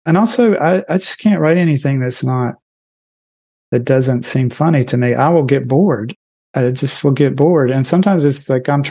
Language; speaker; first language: English; native; English